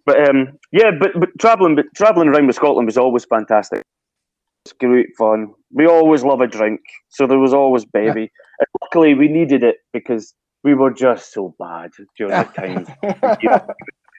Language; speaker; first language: English; native; English